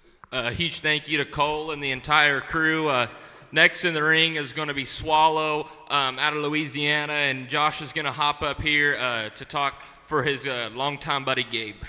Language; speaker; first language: English; native; English